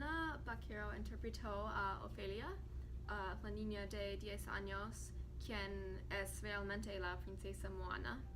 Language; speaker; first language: Spanish; non-native, learner; English